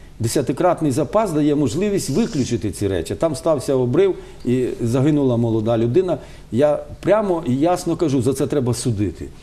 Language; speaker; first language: Ukrainian; native; Ukrainian